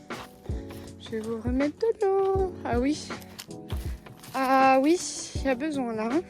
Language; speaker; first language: French; native; French